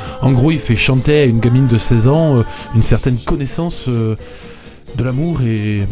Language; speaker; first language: French; native; French